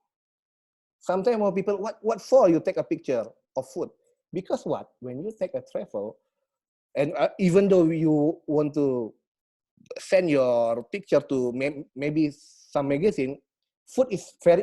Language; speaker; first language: English; non-native, learner; Indonesian